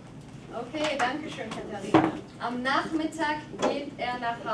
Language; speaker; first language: German; non-native, fluent; English